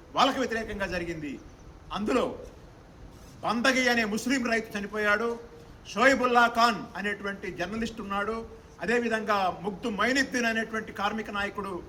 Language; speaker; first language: Telugu; native; Telugu